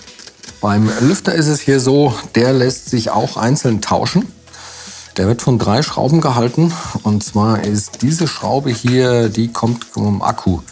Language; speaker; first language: German; native; German